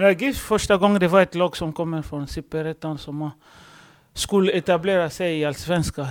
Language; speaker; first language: Swedish; non-native, fluent; Lingala